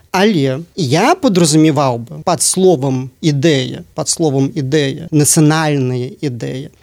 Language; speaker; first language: Belarusian; native; Belarusian